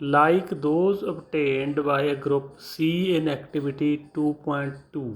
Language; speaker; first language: English; non-native, local second language; Punjabi